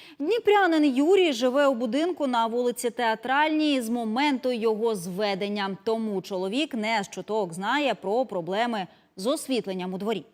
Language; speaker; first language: Ukrainian; native; Ukrainian